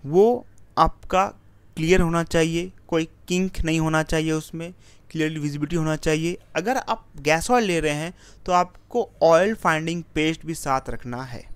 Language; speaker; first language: Hindi; native; Hindi